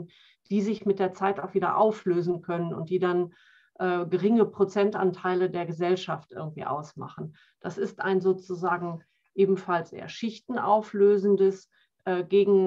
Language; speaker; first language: German; native; German